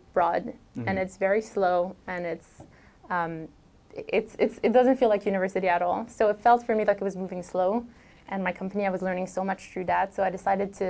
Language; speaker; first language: English; native; English